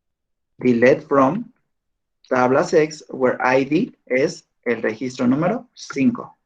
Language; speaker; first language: Spanish; native; Spanish